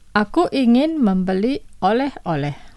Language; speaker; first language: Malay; non-native, fluent; Spanish